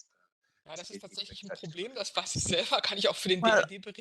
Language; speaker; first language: German; native; German